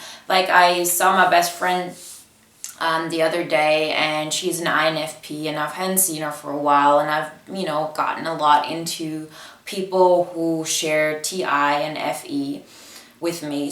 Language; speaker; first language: English; non-native, fluent; Bulgarian